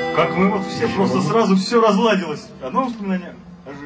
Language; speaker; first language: Russian; native; Russian